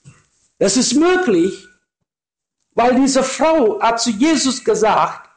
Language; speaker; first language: German; non-native, learner; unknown